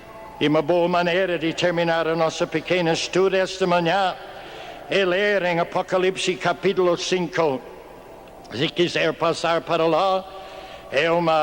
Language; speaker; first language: Portuguese; non-native, fluent; English